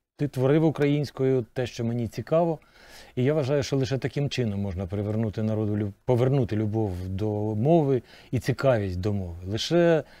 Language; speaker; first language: Ukrainian; native; Ukrainian